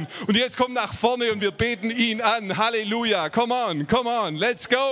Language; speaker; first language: German; native; German